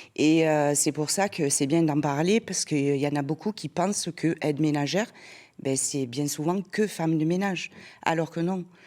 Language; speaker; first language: French; native; French